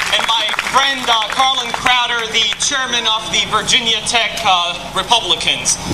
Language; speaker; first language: English; non-native, fluent; Arabic